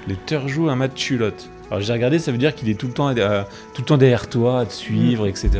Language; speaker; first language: French; native; French